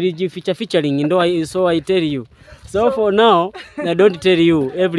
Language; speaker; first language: English; non-native, learner; Swahili